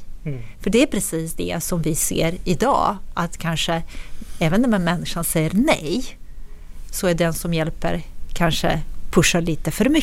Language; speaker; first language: Swedish; non-native, fluent; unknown